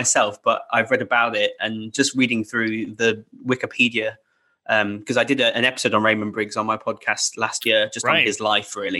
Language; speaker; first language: English; native; English